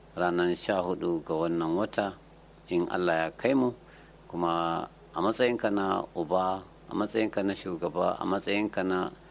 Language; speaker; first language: Hausa; non-native, local second language; Fula